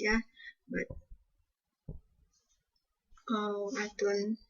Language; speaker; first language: English; non-native, fluent; Indonesian